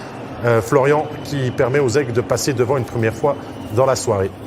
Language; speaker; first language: French; native; French